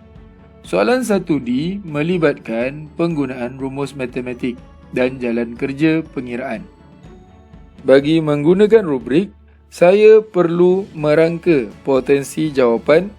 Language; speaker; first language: Malay; native; Malay